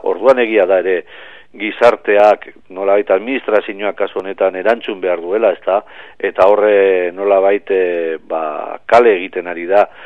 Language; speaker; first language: Basque; native; Basque